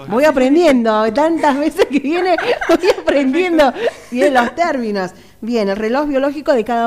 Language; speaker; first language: Spanish; native; Spanish